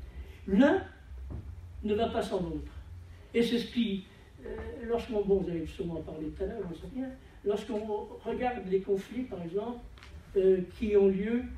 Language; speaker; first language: French; native; French